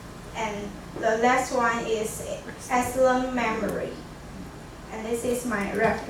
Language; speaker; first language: English; non-native, learner; Chinese